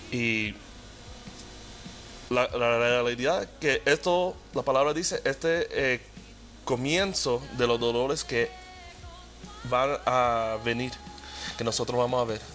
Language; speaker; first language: Spanish; early bilingual, heritage; Spanish